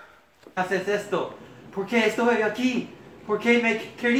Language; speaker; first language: Spanish; non-native, learner; English